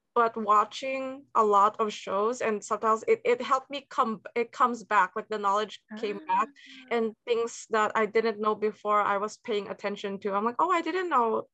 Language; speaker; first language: English; native; English